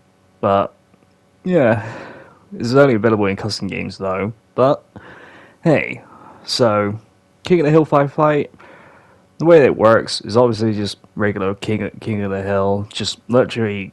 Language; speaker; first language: English; native; English